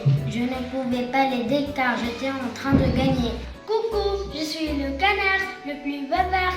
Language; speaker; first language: French; non-native, learner; Arabic